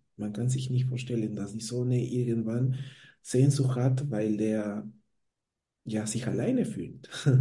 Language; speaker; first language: German; non-native, fluent; Spanish